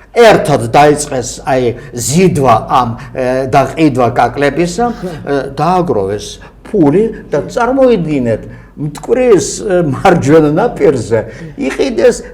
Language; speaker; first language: Georgian; non-native, local second language; Russian